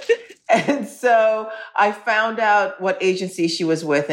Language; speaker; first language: English; native; English